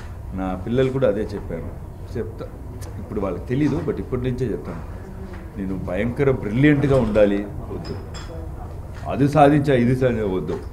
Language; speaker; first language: Telugu; non-native, learner; Tamil